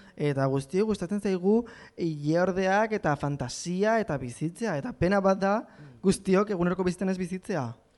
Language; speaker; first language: Basque; non-native, local second language; Spanish